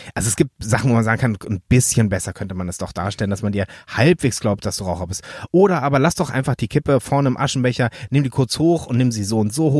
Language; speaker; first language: German; native; German